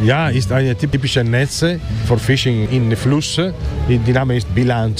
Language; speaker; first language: German; non-native, learner; Italian